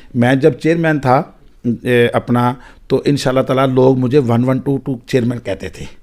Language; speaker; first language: Urdu; non-native, local second language; Punjabi